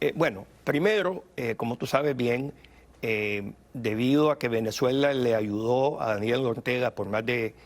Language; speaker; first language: Spanish; native; Spanish